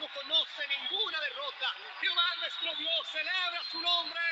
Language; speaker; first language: Spanish; native; Spanish